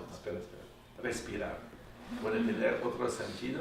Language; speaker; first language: Spanish; non-native, fluent; French